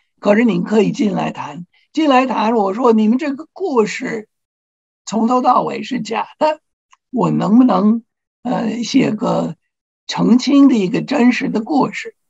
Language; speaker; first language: Chinese; non-native, fluent; English